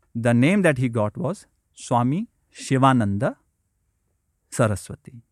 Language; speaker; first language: English; non-native, local second language; Hindi